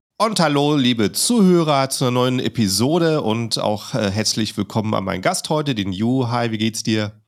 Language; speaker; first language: German; native; German